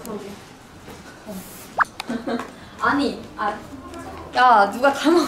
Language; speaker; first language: Korean; native; Korean